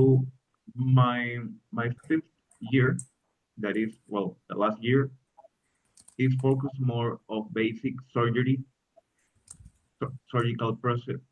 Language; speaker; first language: English; non-native, learner; Spanish